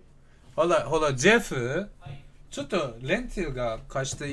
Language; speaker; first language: Japanese; non-native, learner; Persian